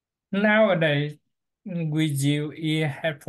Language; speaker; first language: English; non-native, learner; Vietnamese